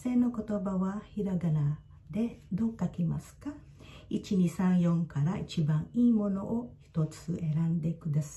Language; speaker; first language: Japanese; non-native, fluent; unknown